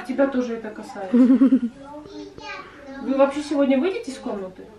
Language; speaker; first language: Russian; native; Russian